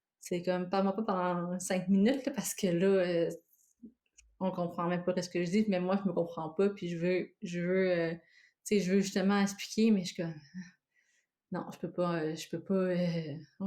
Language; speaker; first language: French; native; French